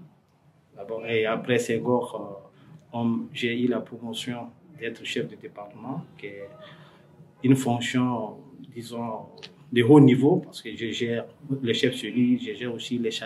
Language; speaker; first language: French; non-native, local second language; Fula